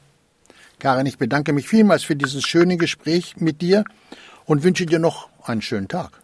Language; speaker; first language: German; native; German